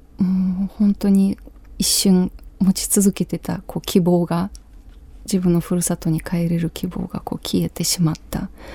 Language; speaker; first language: Japanese; non-native, fluent; Ukrainian